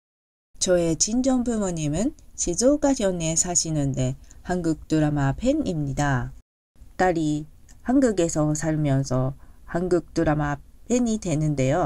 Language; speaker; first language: Korean; non-native, fluent; Japanese